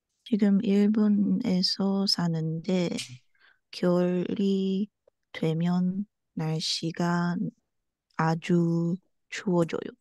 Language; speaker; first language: Korean; non-native, learner; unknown